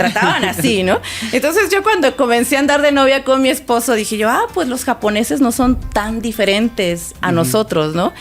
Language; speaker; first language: Spanish; native; Spanish